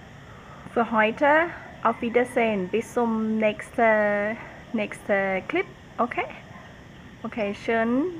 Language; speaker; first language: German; non-native, learner; Thai